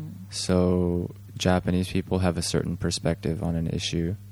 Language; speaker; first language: English; native; English